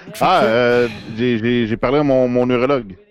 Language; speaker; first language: French; native; French